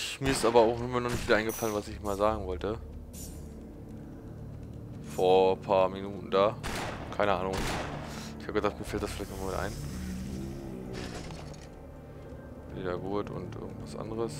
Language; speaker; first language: German; native; German